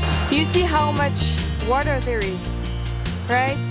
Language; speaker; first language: English; non-native, fluent; French